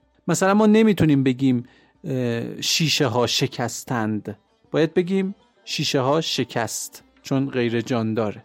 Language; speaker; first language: Persian; native; Persian